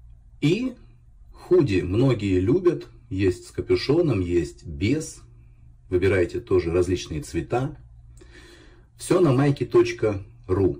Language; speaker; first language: Russian; native; Russian